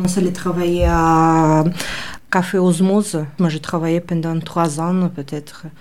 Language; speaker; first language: French; non-native, learner; Ukrainian